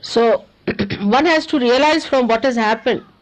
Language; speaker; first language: English; non-native, local second language; Marathi